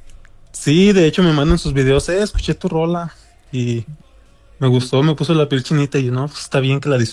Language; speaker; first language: Spanish; native; Spanish